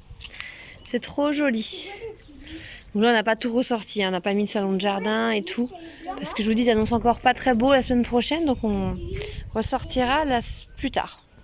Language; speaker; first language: French; native; French